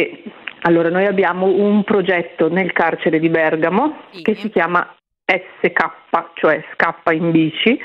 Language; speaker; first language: Italian; native; Italian